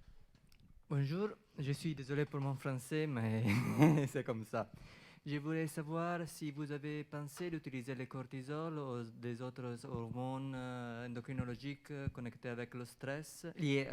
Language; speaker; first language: French; non-native, fluent; Italian